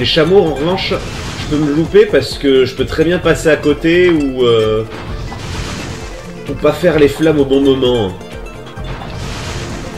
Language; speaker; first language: French; native; French